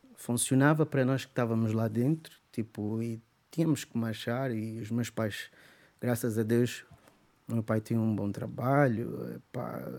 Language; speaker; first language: Portuguese; native; Portuguese